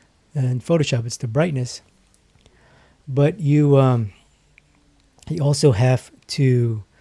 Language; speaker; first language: English; native; English